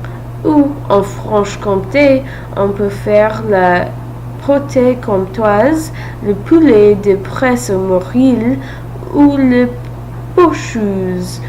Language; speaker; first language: French; non-native, learner; English